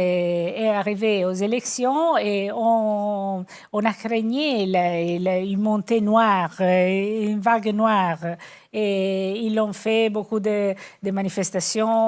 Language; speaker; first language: French; non-native, fluent; Italian